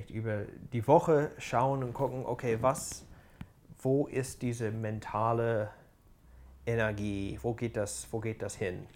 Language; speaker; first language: German; non-native, fluent; English